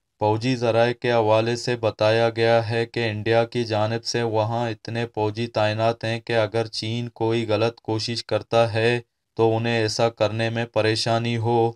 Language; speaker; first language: Urdu; non-native, local second language; Baluchi